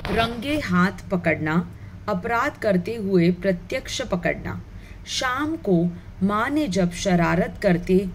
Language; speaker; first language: Hindi; non-native, local second language; Marathi